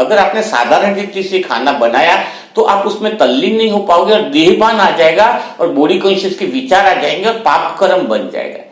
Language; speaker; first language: Hindi; non-native, local second language; Gujarati